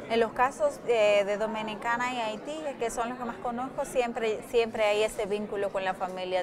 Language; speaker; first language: Spanish; native; Spanish